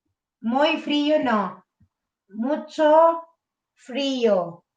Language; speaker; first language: Spanish; non-native, fluent; Filipino